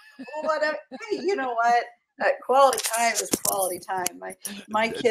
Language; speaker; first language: English; native; English